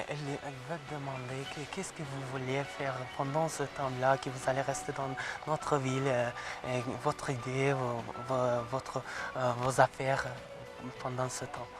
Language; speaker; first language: French; non-native, fluent; Azerbaijani